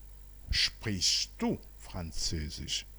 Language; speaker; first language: German; non-native, fluent; Rundi